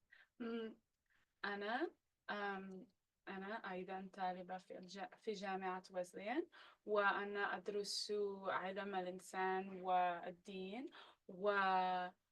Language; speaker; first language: Arabic; non-native, learner; English